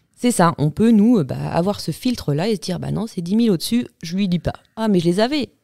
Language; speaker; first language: French; native; French